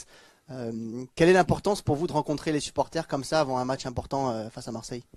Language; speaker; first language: French; native; French